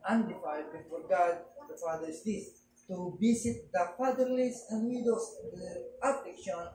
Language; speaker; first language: English; non-native, local second language; Filipino